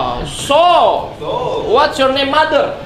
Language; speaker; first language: English; non-native, learner; Indonesian